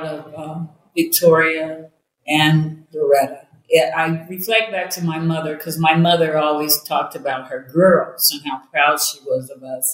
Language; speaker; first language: English; native; English